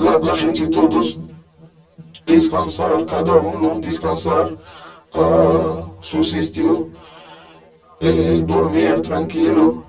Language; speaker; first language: Spanish; non-native, learner; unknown